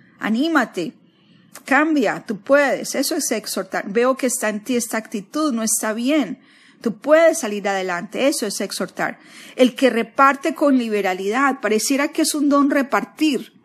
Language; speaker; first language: Spanish; native; Spanish